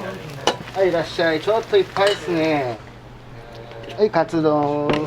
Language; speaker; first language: Japanese; native; Japanese